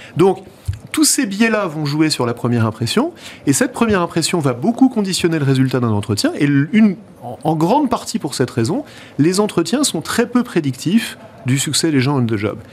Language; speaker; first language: French; native; French